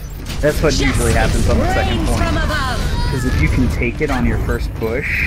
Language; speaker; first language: English; native; English